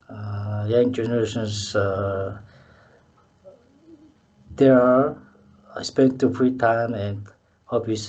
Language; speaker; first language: English; non-native, learner; Mongolian